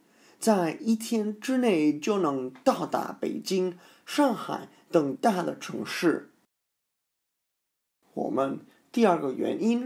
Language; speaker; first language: Chinese; non-native, fluent; English